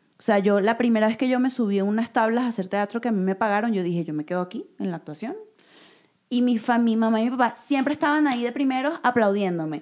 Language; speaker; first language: Spanish; native; Spanish